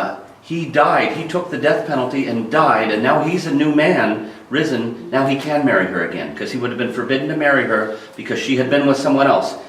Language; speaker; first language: English; native; English